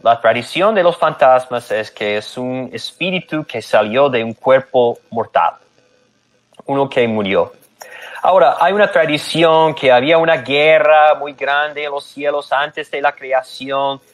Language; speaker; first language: Spanish; non-native, fluent; English